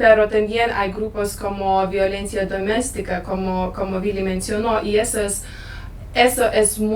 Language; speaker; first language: Spanish; non-native, learner; Lithuanian